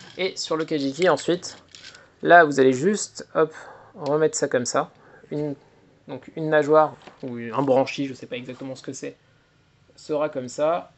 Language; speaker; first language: French; native; French